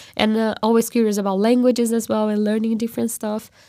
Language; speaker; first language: English; non-native, fluent; Portuguese